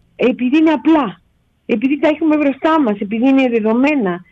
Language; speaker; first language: Greek; non-native, fluent; Spanish